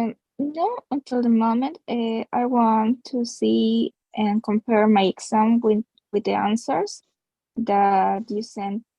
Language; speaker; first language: English; non-native, learner; Spanish